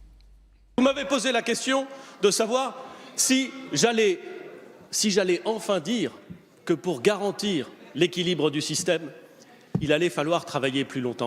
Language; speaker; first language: French; native; French